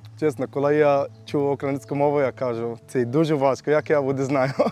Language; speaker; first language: Ukrainian; non-native, learner; Arabic